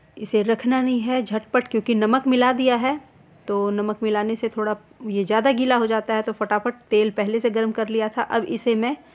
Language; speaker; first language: Hindi; native; Hindi